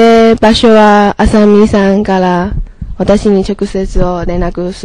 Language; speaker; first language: Japanese; non-native, learner; Chinese